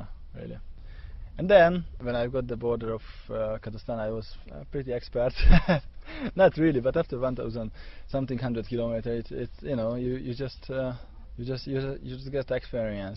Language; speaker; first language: English; non-native, learner; Hungarian